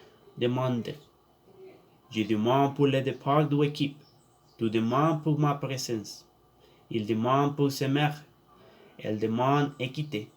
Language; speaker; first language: French; non-native, learner; Spanish